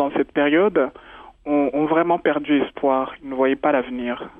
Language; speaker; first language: French; non-native, local second language; Kinyarwanda